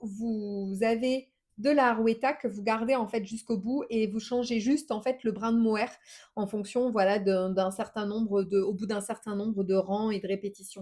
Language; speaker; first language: French; native; French